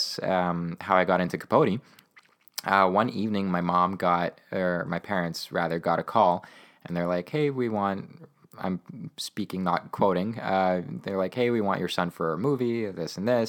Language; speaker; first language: English; non-native, fluent; Ukrainian